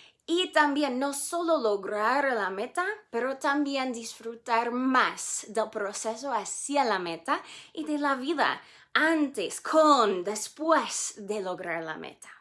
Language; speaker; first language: Spanish; non-native, fluent; English